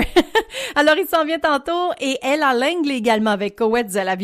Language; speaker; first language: French; native; French